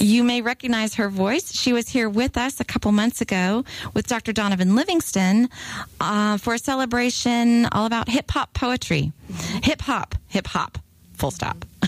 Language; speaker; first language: English; native; English